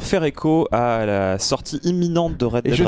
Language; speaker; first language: French; native; French